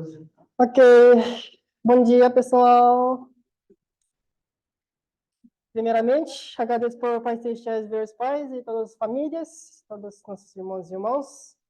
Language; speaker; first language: Portuguese; non-native, learner; Korean